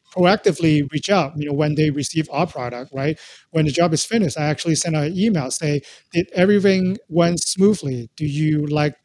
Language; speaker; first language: English; non-native, local second language; Cantonese